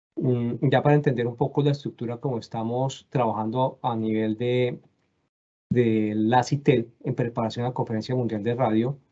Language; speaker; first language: Spanish; native; Spanish